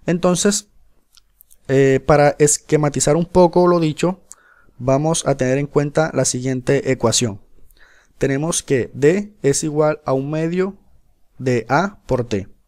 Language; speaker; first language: Spanish; native; Spanish